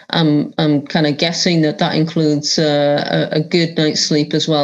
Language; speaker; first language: English; native; English